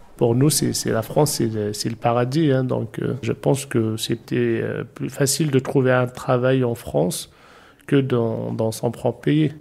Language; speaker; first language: French; non-native, local second language; Arabic